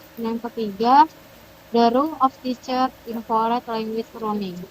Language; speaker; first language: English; non-native, learner; Indonesian